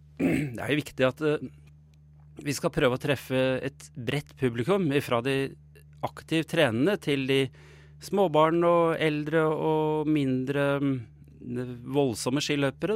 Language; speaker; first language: Norwegian; native; Norwegian